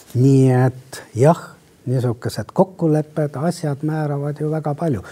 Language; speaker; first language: Estonian; non-native, local second language; Russian